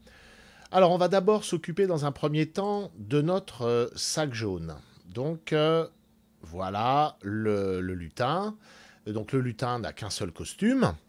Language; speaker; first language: French; native; French